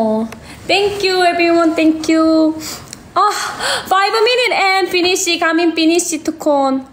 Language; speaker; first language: English; non-native, learner; Korean